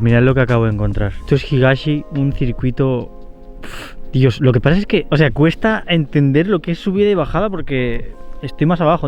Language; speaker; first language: Spanish; native; Spanish